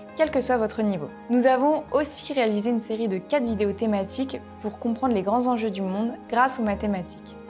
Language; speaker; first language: French; native; French